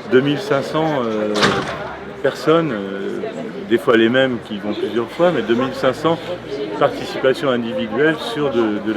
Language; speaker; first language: French; native; French